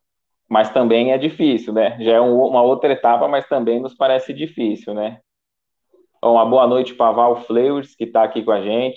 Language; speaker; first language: Portuguese; native; Portuguese